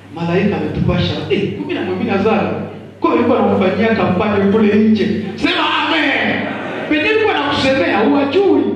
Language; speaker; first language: Swahili; native; Swahili